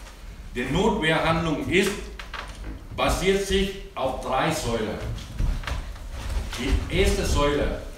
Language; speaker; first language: German; non-native, learner; Thai